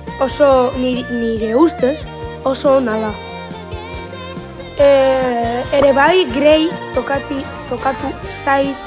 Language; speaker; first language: Basque; non-native, local second language; Spanish